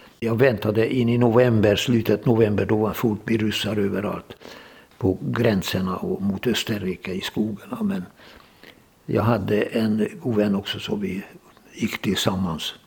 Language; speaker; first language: Swedish; non-native, fluent; Hungarian